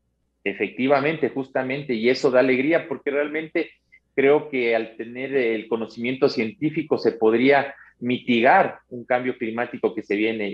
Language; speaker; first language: Spanish; native; Spanish